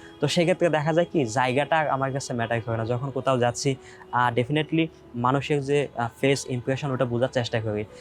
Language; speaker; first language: Bangla; native; Bangla